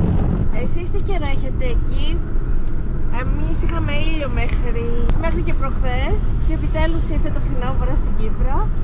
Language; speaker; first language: Greek; native; Greek